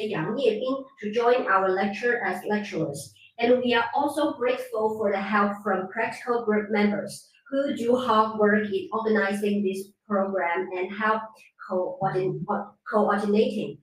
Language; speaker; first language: English; non-native, fluent; Chinese